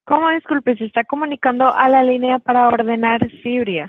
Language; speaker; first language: Spanish; native; Spanish